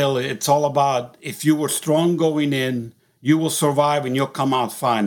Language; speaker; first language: English; non-native, fluent; Italian